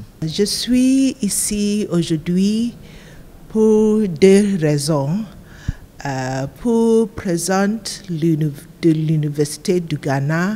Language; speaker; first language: French; non-native, learner; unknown